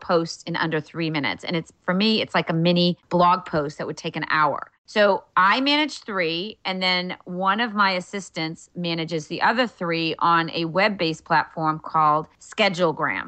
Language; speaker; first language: English; native; English